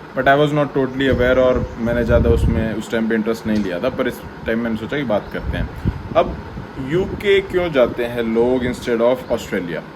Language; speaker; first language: Hindi; native; Hindi